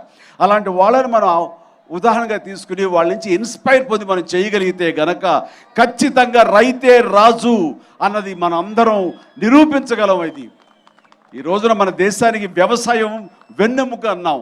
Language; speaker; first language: Telugu; native; Telugu